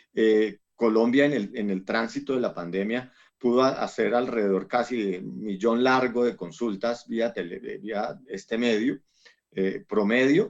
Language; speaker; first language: Spanish; native; Spanish